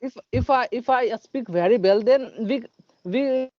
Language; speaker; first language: English; non-native, learner; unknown